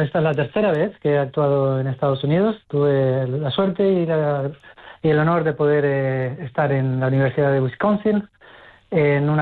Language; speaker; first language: Spanish; native; Spanish